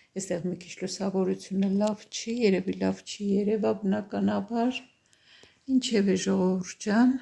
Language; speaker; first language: Armenian; native; Armenian